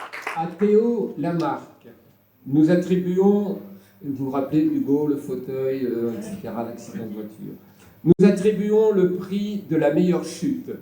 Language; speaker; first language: French; native; French